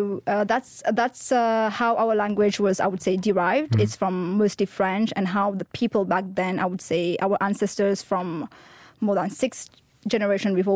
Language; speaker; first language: English; non-native, fluent; Morisyen